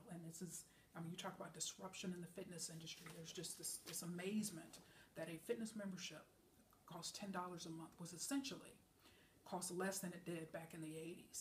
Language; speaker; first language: English; native; English